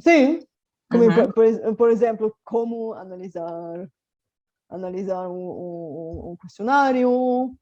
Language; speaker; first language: Portuguese; non-native, fluent; Bulgarian